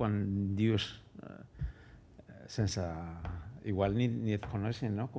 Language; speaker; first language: Catalan; non-native, local second language; Spanish